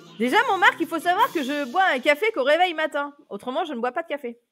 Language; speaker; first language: French; native; French